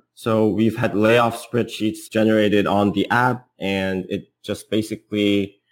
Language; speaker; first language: English; non-native, fluent; Korean